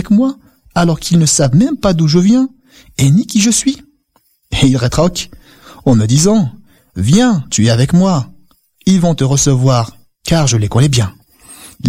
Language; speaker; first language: French; non-native, local second language; Kabyle